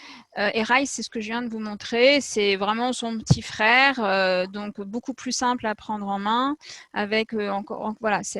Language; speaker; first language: French; native; French